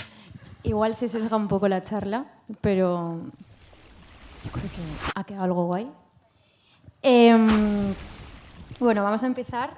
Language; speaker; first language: Spanish; native; Spanish